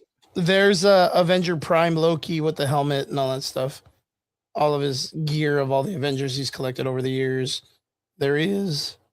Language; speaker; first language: English; native; English